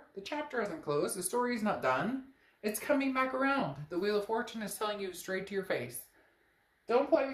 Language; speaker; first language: English; native; English